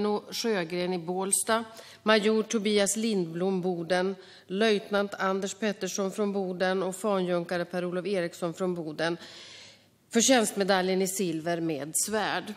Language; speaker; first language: Swedish; native; Swedish